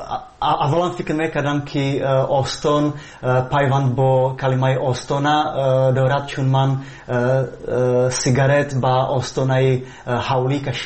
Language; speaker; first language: Persian; non-native, fluent; Czech